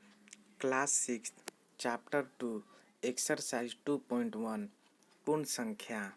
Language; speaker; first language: Hindi; native; Hindi